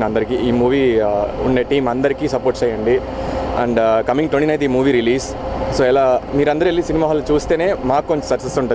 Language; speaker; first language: Telugu; non-native, learner; Tamil